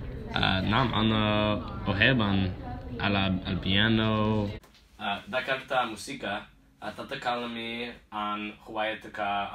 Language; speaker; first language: Arabic; non-native, learner; English